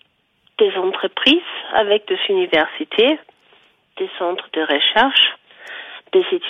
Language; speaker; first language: French; non-native, fluent; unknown